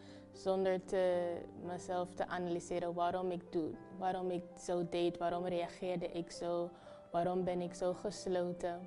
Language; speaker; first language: Dutch; early bilingual, other home language; Papiamento